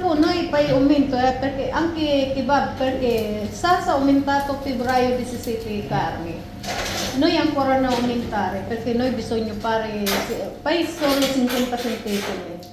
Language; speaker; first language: Italian; non-native, learner; Filipino